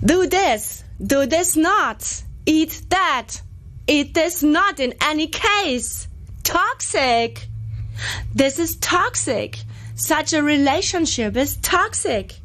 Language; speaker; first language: English; non-native, fluent; German